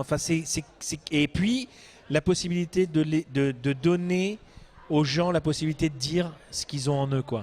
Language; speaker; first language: French; native; French